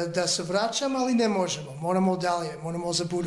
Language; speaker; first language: Serbian; early bilingual, other home language; English